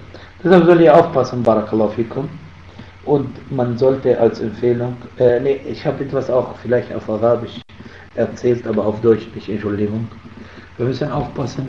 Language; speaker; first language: German; non-native, fluent; Arabic